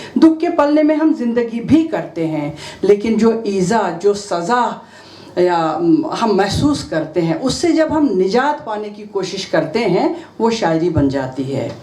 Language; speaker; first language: Urdu; non-native, local second language; Kashmiri